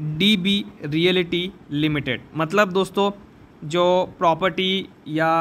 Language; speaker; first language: Hindi; native; Hindi